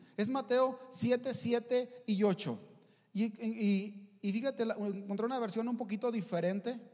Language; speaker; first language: Spanish; native; Spanish